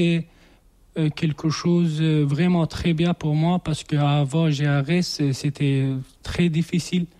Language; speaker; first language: French; non-native, learner; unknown